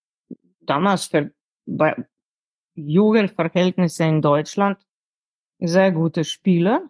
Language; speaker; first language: German; non-native, fluent; Slovenian